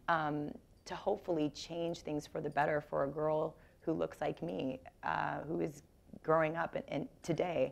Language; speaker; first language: English; native; English